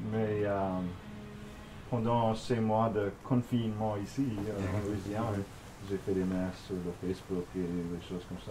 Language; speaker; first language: French; non-native, fluent; English